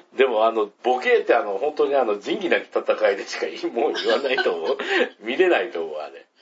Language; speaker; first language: Japanese; native; Japanese